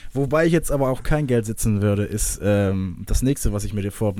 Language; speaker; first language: German; native; German